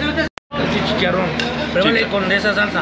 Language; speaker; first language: Spanish; native; Spanish